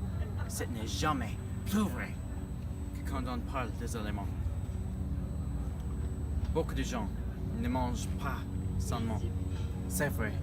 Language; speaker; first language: French; non-native, learner; English